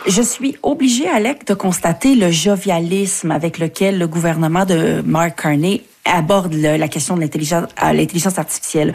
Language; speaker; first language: French; native; French